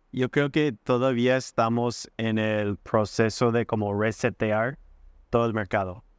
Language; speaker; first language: Spanish; non-native, fluent; English